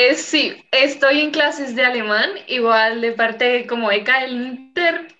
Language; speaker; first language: Spanish; native; Spanish